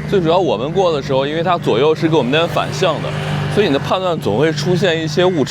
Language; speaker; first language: Chinese; native; Chinese